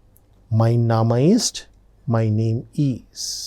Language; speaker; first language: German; non-native, fluent; Telugu